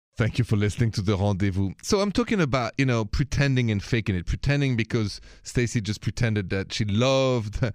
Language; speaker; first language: English; non-native, fluent; French